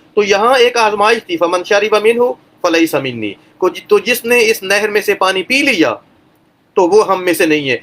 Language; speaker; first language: Urdu; non-native, local second language; Punjabi